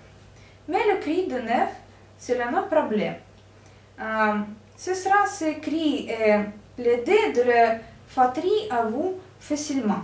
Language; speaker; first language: French; non-native, learner; Russian